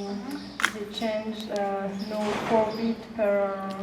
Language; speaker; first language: English; non-native, learner; French